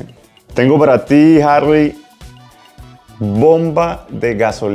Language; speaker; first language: Spanish; native; Spanish